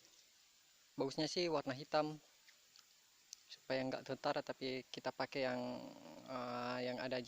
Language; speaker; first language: Indonesian; native; Indonesian